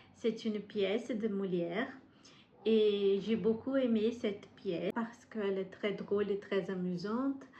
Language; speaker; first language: French; non-native, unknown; Portuguese